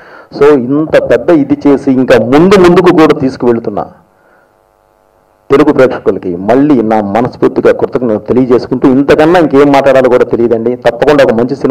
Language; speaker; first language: Telugu; native; Telugu